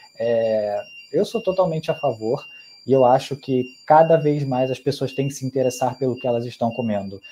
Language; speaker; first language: Portuguese; native; Portuguese